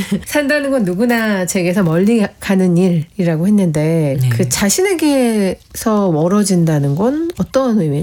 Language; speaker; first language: Korean; native; Korean